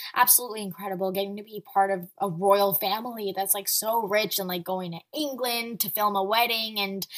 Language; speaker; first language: English; early bilingual, other home language; Arabic